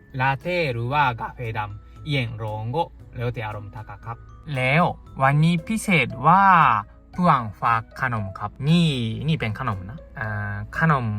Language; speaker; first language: Thai; non-native, learner; Japanese